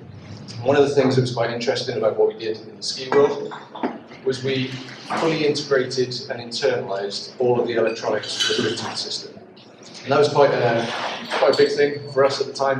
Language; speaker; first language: English; native; English